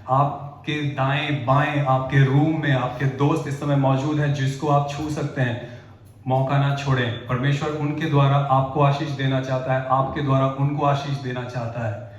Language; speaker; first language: Hindi; native; Hindi